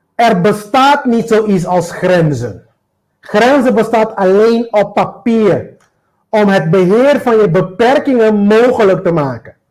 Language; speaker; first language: Dutch; non-native, local second language; Papiamento